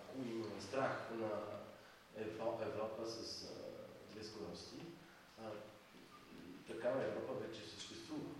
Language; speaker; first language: Bulgarian; non-native, fluent; French